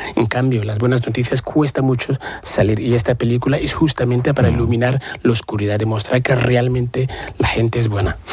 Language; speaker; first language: Spanish; non-native, fluent; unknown